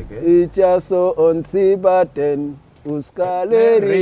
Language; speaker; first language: Basque; non-native, learner; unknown